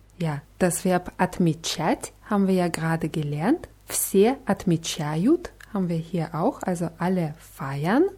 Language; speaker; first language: German; non-native, fluent; Russian